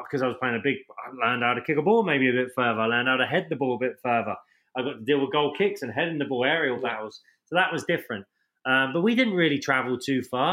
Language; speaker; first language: English; native; English